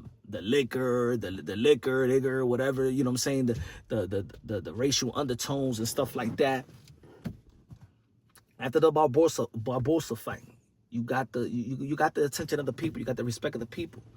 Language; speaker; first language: English; native; English